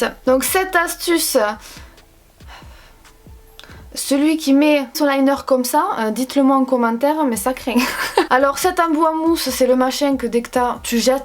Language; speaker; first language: French; native; French